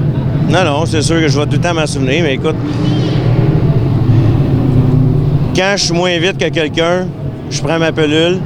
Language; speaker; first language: French; native; French